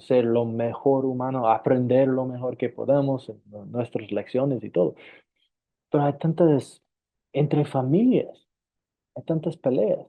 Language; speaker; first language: Spanish; non-native, fluent; English